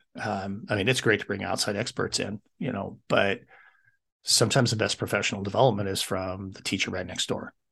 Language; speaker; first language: English; native; English